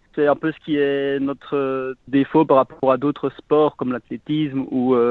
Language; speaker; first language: French; native; French